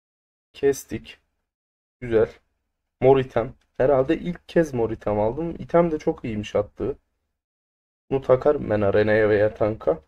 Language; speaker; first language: Turkish; native; Turkish